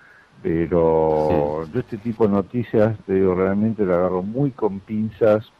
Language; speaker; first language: Spanish; native; Spanish